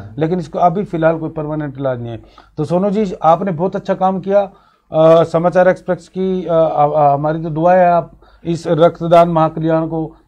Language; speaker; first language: Hindi; native; Hindi